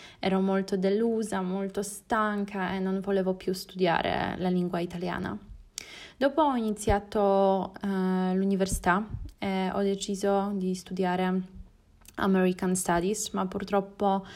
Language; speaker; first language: Italian; non-native, learner; Polish